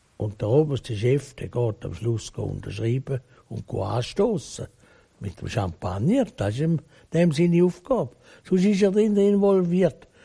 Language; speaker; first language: German; native; German